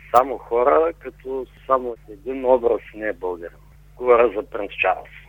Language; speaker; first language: Bulgarian; native; Bulgarian